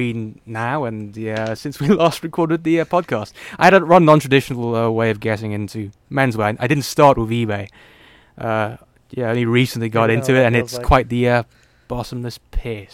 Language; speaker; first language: English; native; English